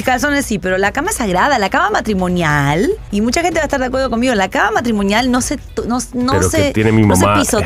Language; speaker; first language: Spanish; native; Spanish